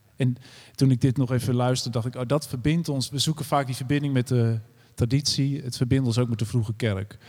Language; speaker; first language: Dutch; native; Dutch